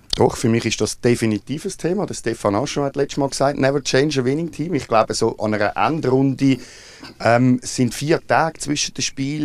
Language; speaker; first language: German; native; German